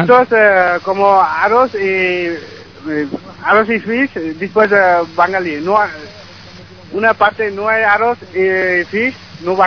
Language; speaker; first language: Spanish; non-native, learner; Bangla